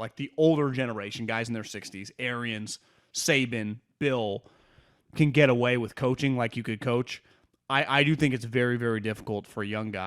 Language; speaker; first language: English; native; English